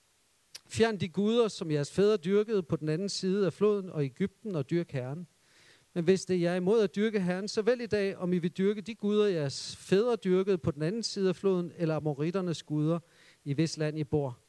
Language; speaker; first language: Danish; native; Danish